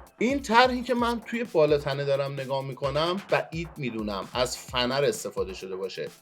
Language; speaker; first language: Persian; non-native, local second language; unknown